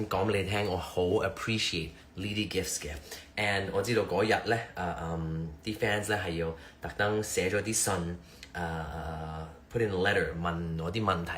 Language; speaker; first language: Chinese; early bilingual, heritage; Cantonese